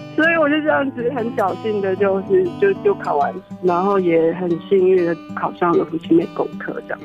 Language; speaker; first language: Chinese; non-native, local second language; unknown